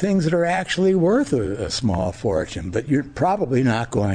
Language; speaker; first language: English; native; English